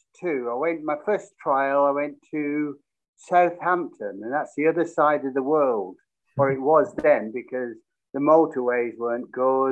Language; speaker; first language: English; native; English